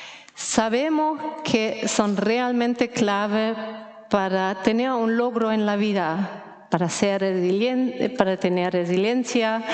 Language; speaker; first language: Spanish; non-native, fluent; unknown